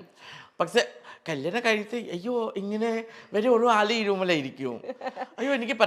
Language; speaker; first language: Malayalam; non-native, learner; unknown